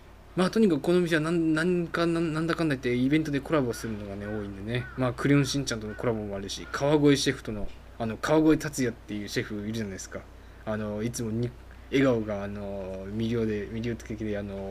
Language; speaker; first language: Japanese; native; Japanese